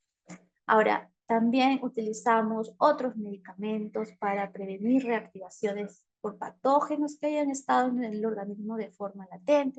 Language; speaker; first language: Spanish; native; Spanish